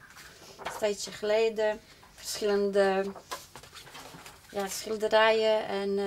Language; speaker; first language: Dutch; non-native, fluent; Polish